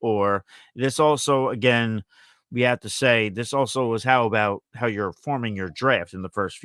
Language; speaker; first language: English; native; English